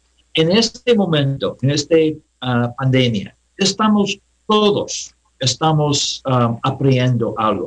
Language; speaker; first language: Spanish; non-native, learner; English